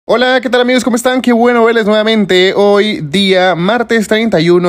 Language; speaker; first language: Spanish; native; Spanish